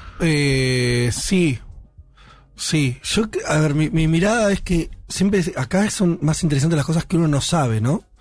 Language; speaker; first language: Spanish; native; Spanish